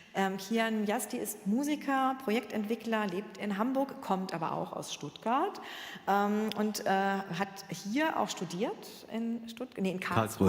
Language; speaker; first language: German; native; German